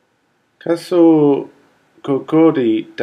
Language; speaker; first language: Japanese; non-native, learner; English